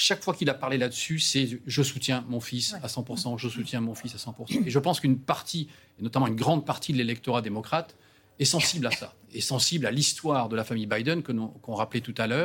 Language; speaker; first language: French; native; French